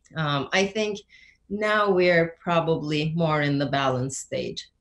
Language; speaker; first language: English; non-native, fluent; Turkish